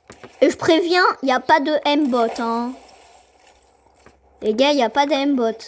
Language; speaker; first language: French; native; French